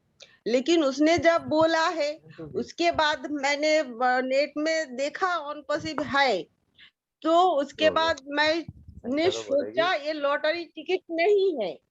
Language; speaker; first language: Hindi; non-native, local second language; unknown